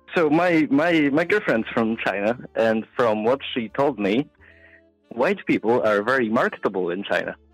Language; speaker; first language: English; non-native, fluent; Polish